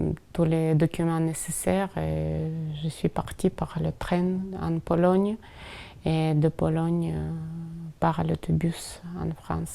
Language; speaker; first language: French; non-native, fluent; Ukrainian